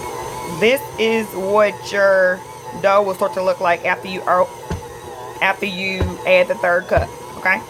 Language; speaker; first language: English; native; English